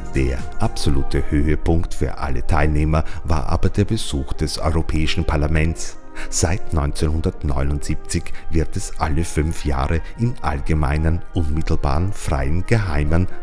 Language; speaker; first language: German; native; German